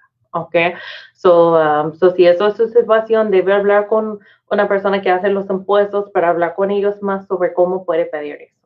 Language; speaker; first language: Spanish; non-native, fluent; English